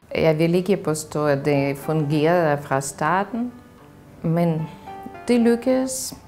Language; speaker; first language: Danish; non-native, fluent; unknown